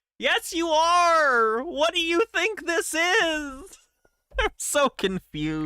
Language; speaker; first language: English; native; English